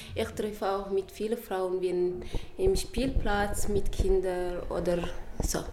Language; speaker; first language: German; non-native, fluent; Tigrinya